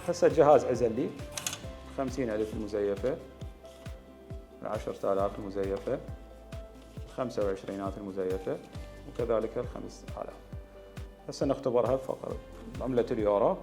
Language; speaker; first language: Arabic; native; Arabic